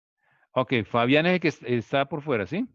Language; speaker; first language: Spanish; native; Spanish